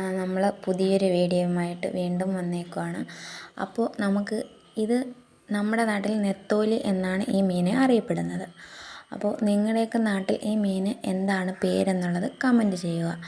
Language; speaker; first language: Malayalam; native; Malayalam